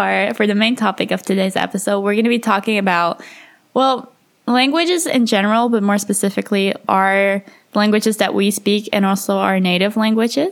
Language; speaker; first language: English; early bilingual, heritage; English